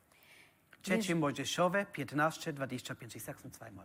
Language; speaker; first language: Polish; non-native, learner; German